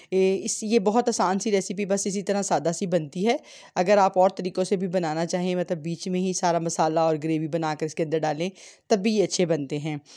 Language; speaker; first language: Hindi; native; Hindi